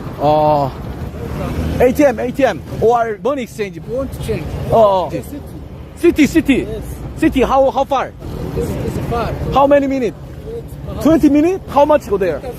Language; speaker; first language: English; non-native, learner; Korean